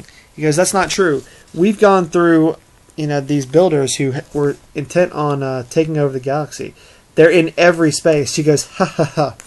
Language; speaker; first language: English; native; English